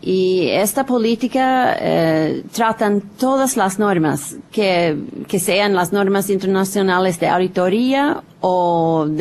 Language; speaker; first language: Spanish; non-native, fluent; English